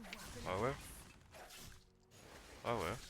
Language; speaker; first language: French; native; French